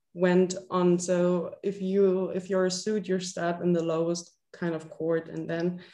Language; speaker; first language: English; non-native, fluent; German